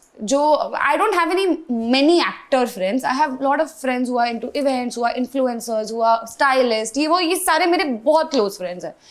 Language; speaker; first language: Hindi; non-native, local second language; English